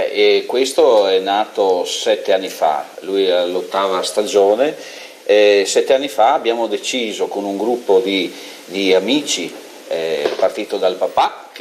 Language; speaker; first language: Italian; native; Italian